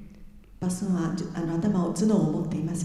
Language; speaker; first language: Japanese; native; Japanese